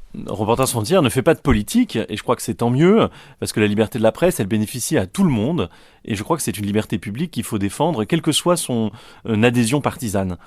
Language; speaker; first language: French; native; French